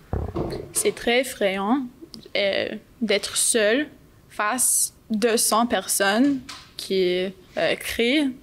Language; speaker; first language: French; non-native, local second language; English